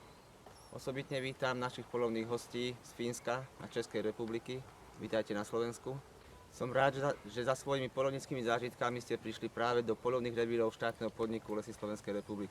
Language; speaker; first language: Slovak; native; Slovak